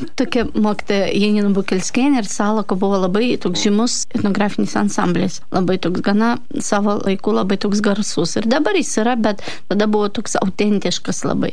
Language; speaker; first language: Lithuanian; non-native, fluent; Russian